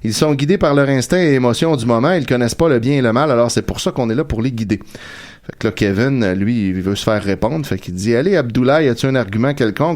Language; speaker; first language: French; native; French